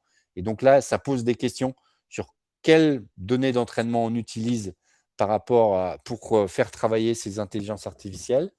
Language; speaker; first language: French; native; French